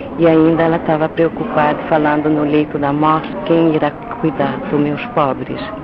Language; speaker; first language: Portuguese; non-native, fluent; French